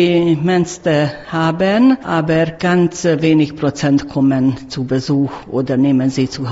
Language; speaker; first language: German; non-native, learner; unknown